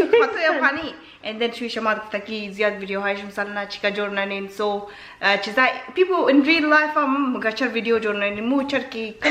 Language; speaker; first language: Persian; early bilingual, heritage; Persian